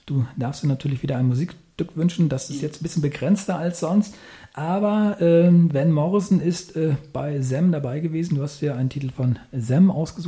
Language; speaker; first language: German; native; German